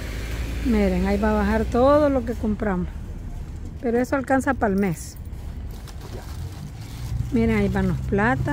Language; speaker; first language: Spanish; native; Spanish